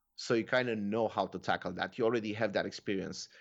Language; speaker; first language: English; non-native, fluent; Romanian